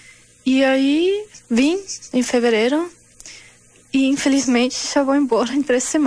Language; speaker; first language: Portuguese; non-native, learner; German